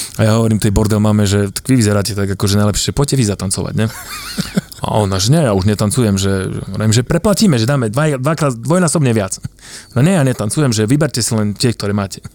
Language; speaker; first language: Slovak; native; Slovak